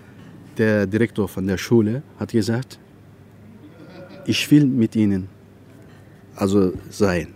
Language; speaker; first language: German; non-native, fluent; Turkish